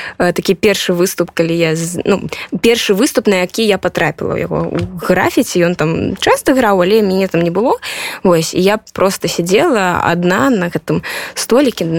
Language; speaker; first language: Belarusian; non-native, local second language; Russian